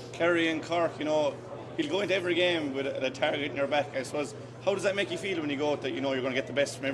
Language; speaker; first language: English; native; English